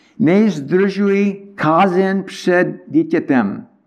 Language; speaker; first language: Czech; non-native, learner; English